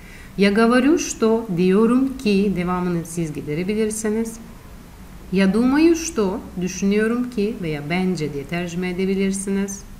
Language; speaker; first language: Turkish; non-native, fluent; Russian